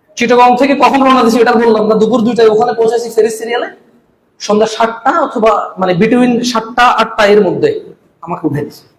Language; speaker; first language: Bangla; early bilingual, heritage; Bangla